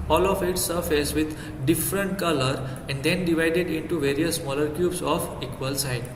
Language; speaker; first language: English; non-native, local second language; Gujarati